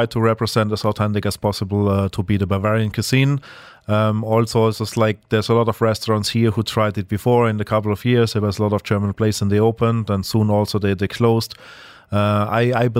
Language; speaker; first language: English; non-native, fluent; German